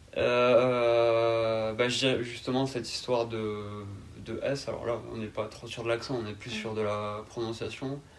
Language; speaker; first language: French; native; French